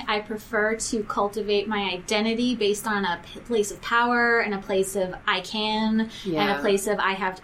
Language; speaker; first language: English; native; English